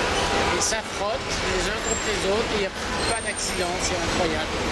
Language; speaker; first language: French; native; French